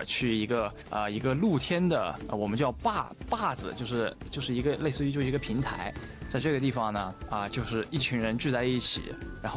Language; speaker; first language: Chinese; native; Chinese